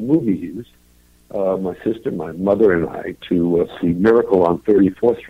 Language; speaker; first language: English; native; English